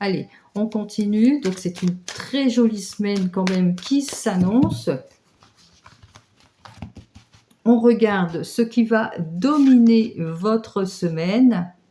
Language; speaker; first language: French; native; French